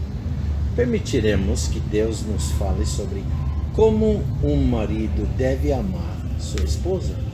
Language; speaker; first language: Portuguese; non-native, fluent; English